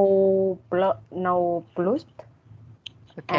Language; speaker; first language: English; non-native, learner; Vietnamese